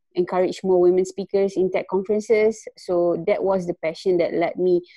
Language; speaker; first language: English; non-native, local second language; Malay